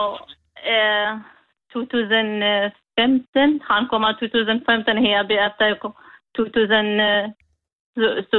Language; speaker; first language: Norwegian; non-native, learner; Kurdish